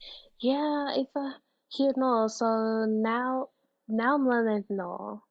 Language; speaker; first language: Welsh; non-native, fluent; English